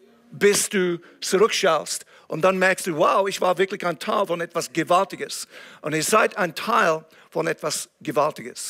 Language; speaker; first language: German; non-native, fluent; English